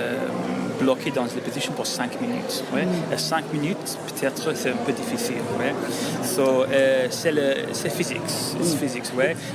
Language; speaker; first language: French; non-native, learner; English